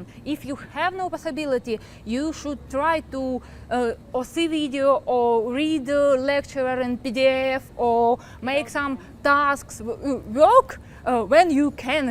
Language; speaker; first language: English; non-native, learner; Ukrainian